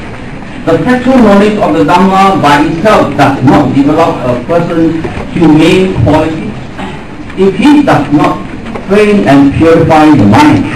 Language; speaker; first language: English; non-native, local second language; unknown